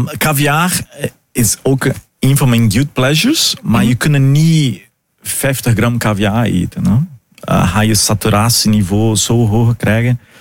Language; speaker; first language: Dutch; non-native, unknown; Portuguese